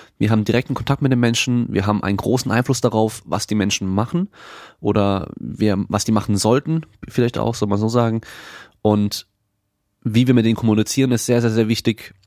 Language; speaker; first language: German; native; German